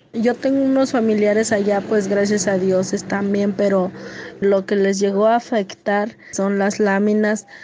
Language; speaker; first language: Spanish; native; Spanish